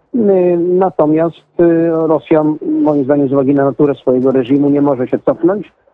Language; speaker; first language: Polish; native; Polish